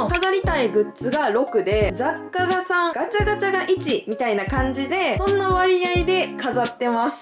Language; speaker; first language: Japanese; native; Japanese